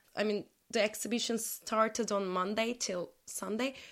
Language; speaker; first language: English; non-native, fluent; Turkish